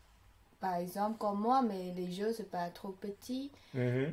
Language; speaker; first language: French; non-native, learner; Khmer